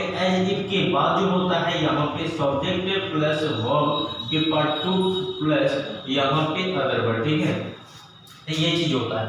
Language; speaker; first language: Hindi; native; Hindi